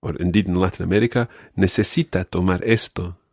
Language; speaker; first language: Spanish; non-native, fluent; English